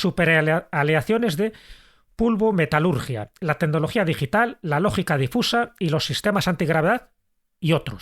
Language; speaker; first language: Spanish; native; Spanish